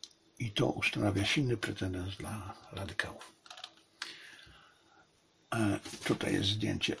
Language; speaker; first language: Polish; native; Polish